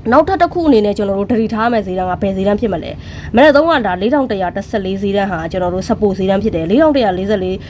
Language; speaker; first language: Burmese; native; Burmese